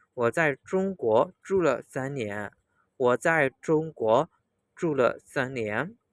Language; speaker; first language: Chinese; non-native, fluent; Burmese